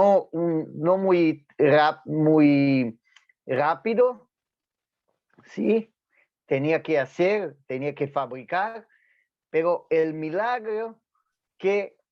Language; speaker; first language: Spanish; non-native, fluent; Portuguese